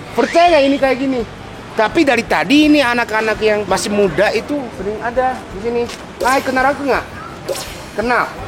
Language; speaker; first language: Indonesian; non-native, fluent; Japanese